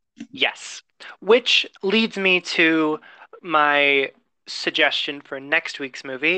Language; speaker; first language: English; native; English